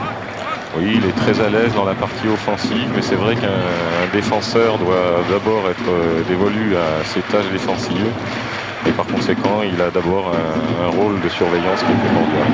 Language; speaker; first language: French; native; French